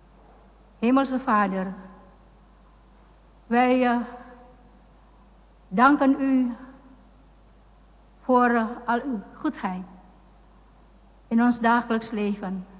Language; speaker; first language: Dutch; non-native, fluent; Indonesian